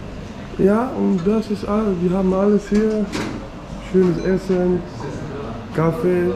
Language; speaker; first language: German; non-native, learner; Danish